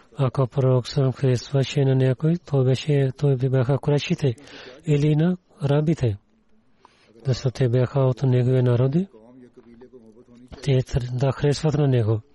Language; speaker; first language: Bulgarian; non-native, learner; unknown